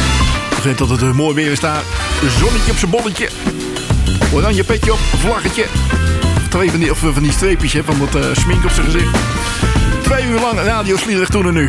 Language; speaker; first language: Dutch; native; Dutch